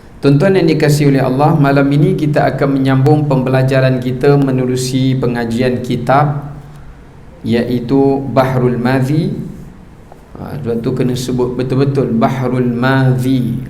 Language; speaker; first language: Malay; native; Malay